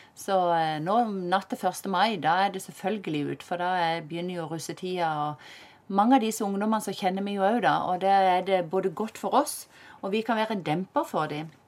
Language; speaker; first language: Norwegian; native; Norwegian